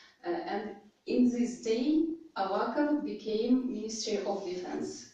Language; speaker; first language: English; non-native, learner; Russian